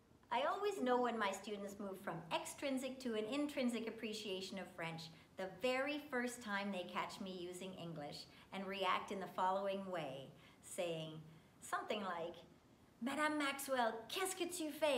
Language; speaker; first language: English; native; English